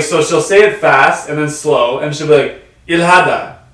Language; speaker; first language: English; native; English